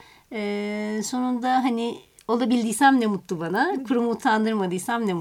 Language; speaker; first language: Turkish; native; Turkish